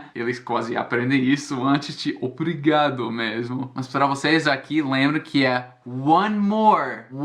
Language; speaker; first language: Portuguese; non-native, fluent; English